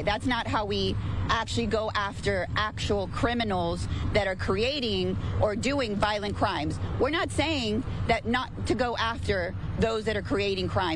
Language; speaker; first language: English; early bilingual, other home language; Spanish